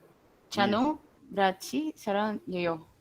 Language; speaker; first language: Korean; non-native, learner; Portuguese